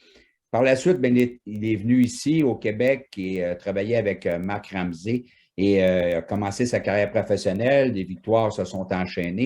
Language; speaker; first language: French; native; French